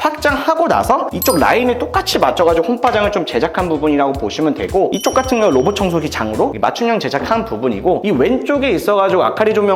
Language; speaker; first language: Korean; native; Korean